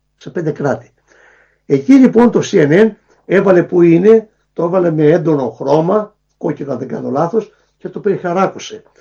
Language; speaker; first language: Greek; native; Greek